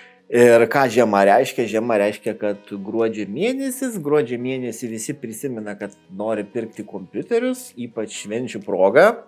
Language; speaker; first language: Lithuanian; native; Lithuanian